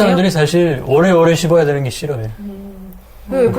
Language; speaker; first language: Korean; non-native, fluent; French